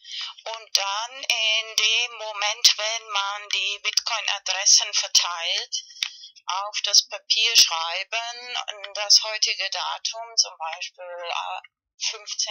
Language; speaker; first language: German; non-native, learner; Spanish